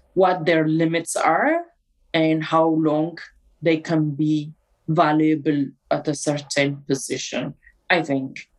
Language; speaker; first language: English; non-native, fluent; Amharic